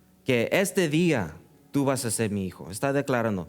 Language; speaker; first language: Spanish; early bilingual, heritage; Spanish